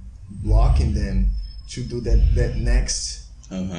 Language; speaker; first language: English; non-native, fluent; Portuguese